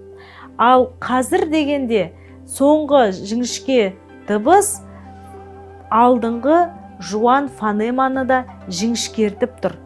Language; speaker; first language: Kazakh; native; Kazakh